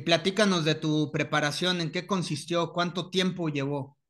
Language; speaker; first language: Spanish; native; Spanish